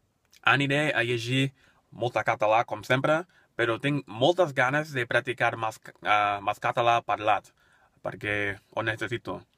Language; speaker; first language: Catalan; non-native, learner; English